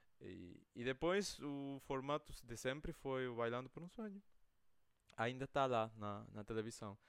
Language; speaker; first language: Portuguese; non-native, fluent; Spanish